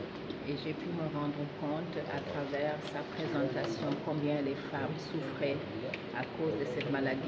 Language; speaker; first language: French; non-native, local second language; Wolof